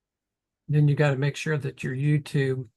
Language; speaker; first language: English; native; English